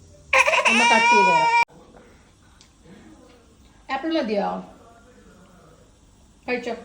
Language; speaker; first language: Malayalam; native; Malayalam